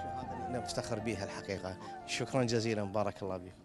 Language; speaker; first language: Arabic; native; Arabic